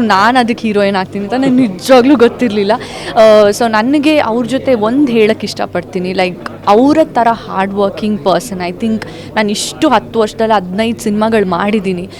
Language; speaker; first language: Kannada; non-native, local second language; Tulu